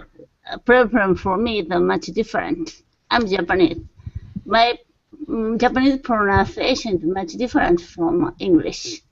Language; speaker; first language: English; non-native, learner; Japanese